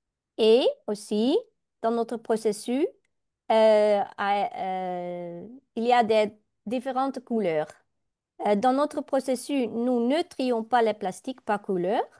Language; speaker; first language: French; non-native, learner; Dutch